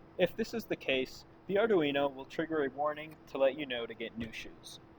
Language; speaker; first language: English; native; English